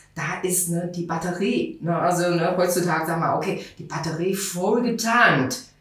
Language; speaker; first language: German; non-native, fluent; Chinese